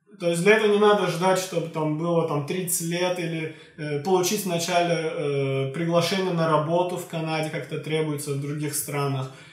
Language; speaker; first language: Russian; non-native, local second language; Azerbaijani